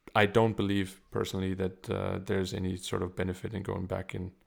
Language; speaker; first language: English; non-native, fluent; German